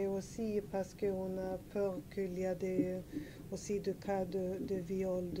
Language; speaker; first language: French; non-native, learner; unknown